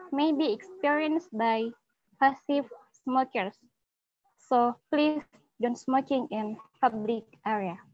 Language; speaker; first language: English; non-native, learner; Indonesian